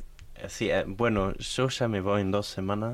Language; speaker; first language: Spanish; non-native, learner; German